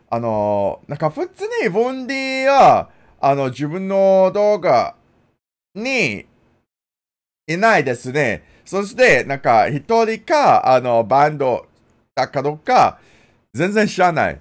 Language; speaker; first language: Japanese; non-native, learner; English